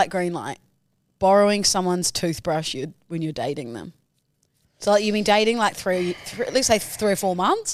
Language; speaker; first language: English; native; English